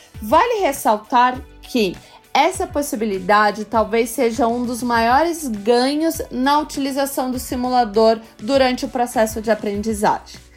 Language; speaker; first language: Portuguese; native; Portuguese